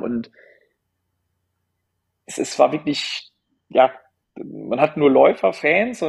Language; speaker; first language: German; native; German